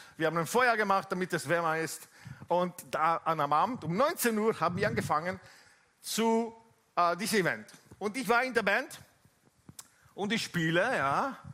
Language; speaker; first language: German; non-native, fluent; Italian